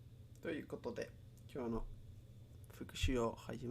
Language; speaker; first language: Japanese; non-native, learner; Spanish